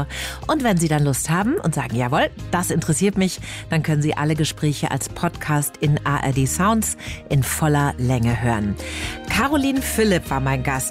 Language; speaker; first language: German; native; German